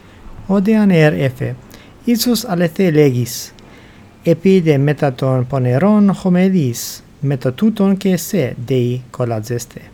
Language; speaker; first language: Greek; non-native, learner; English